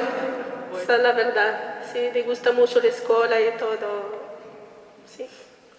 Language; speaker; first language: Spanish; non-native, learner; Arabic